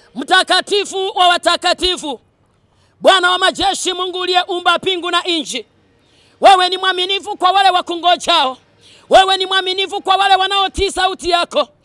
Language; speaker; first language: Swahili; non-native, local second language; Luyia